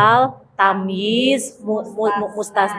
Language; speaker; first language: Arabic; non-native, learner; Indonesian